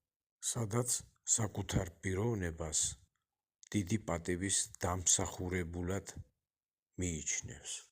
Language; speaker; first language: Georgian; native; Georgian